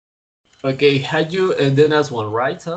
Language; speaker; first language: English; non-native, learner; Spanish